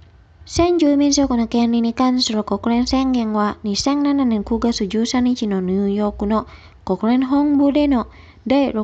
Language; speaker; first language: Japanese; non-native, fluent; Indonesian